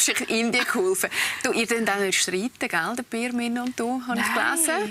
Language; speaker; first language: German; native; German